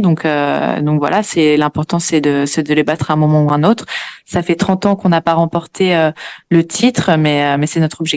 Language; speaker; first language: French; native; French